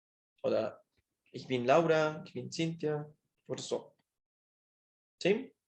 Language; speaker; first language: German; non-native, fluent; Spanish